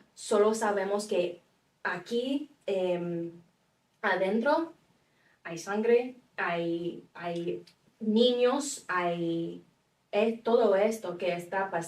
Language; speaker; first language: Spanish; non-native, fluent; English